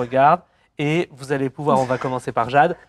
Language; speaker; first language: French; native; French